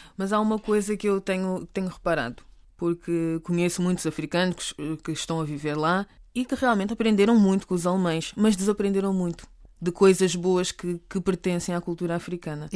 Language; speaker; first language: Portuguese; native; Portuguese